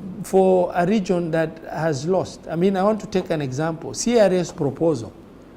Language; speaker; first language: English; non-native, local second language; Somali